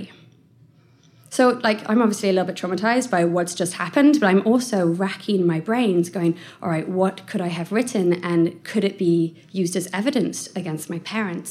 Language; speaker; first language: English; native; English